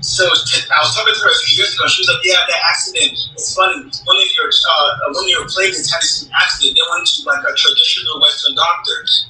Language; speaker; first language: English; early bilingual, other home language; Igbo